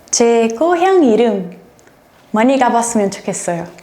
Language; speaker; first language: Korean; non-native, fluent; Portuguese